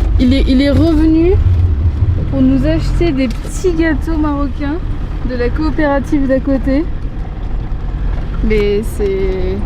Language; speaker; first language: French; native; French